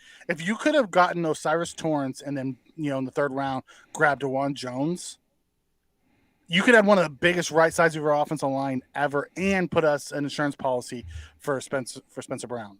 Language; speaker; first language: English; native; English